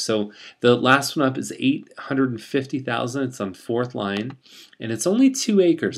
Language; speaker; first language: English; native; English